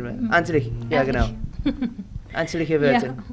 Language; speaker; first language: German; non-native, learner; Indonesian